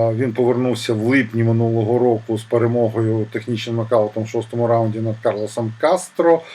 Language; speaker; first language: Ukrainian; non-native, local second language; Russian